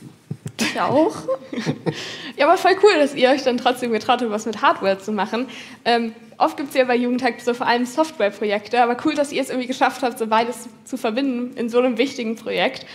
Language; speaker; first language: German; native; German